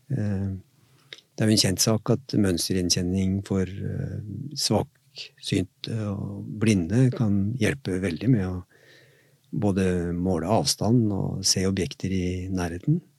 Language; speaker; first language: Norwegian; native; Norwegian